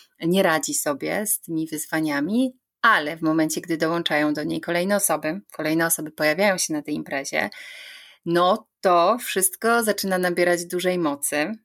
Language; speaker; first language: Polish; native; Polish